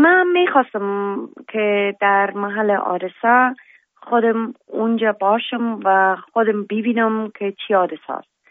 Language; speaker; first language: Persian; non-native, local second language; Pashto